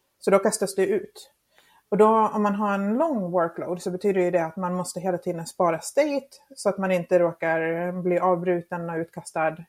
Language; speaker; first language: Swedish; non-native, fluent; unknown